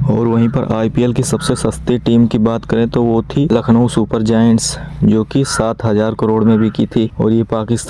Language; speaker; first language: Hindi; native; Hindi